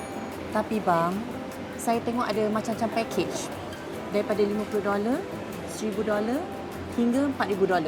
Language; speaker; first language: Malay; native; Malay